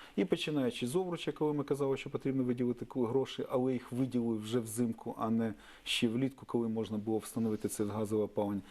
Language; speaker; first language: Ukrainian; native; Ukrainian